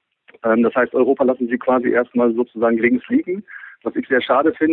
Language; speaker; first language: German; native; German